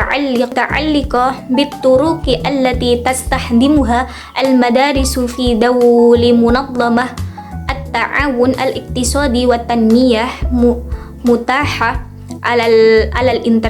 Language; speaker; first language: Arabic; non-native, learner; Indonesian